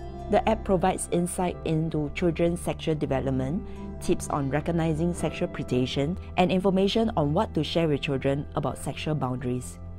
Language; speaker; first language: English; non-native, local second language; Chinese